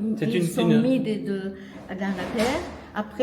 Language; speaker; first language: French; non-native, learner; Japanese